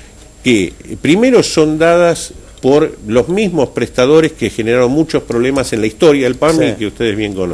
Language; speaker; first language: Spanish; native; Spanish